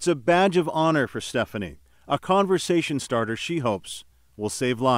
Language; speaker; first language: English; native; English